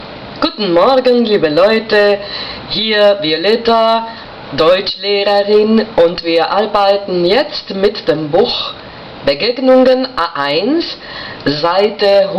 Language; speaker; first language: German; non-native, fluent; Spanish